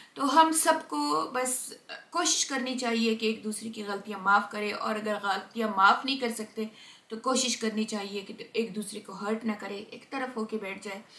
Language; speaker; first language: Hindi; non-native, local second language; Pashto